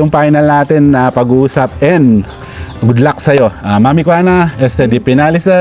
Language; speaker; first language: Filipino; non-native, local second language; Pampanga